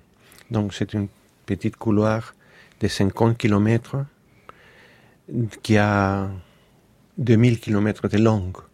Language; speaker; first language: French; non-native, fluent; Spanish